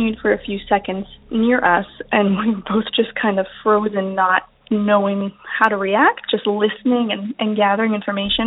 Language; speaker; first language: English; native; English